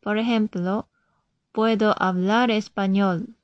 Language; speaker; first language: Spanish; non-native, fluent; Japanese